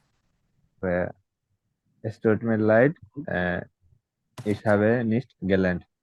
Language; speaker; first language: German; non-native, learner; Bangla